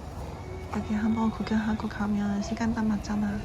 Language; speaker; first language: Korean; non-native, fluent; Cantonese